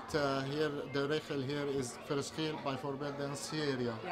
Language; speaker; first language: Dutch; non-native, learner; Arabic